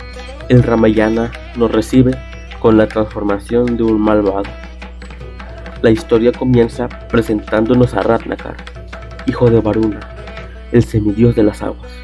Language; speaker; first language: Spanish; native; Spanish